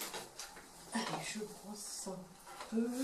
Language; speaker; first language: French; native; French